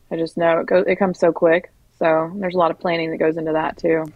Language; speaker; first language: English; native; English